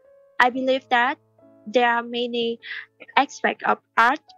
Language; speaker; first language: English; non-native, learner; Vietnamese